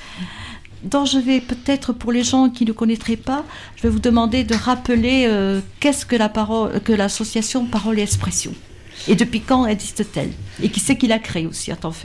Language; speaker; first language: French; native; French